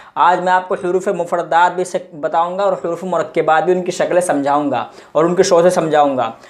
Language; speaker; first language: Urdu; native; Urdu